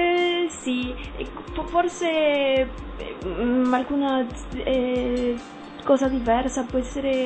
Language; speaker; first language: Italian; non-native, learner; Spanish